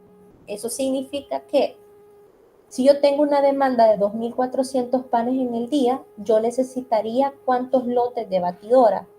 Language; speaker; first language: Spanish; native; Spanish